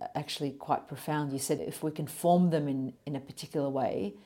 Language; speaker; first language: English; native; English